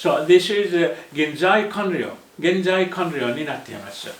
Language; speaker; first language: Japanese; non-native, fluent; Arabic